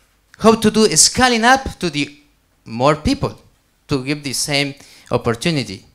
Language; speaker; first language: English; non-native, learner; Spanish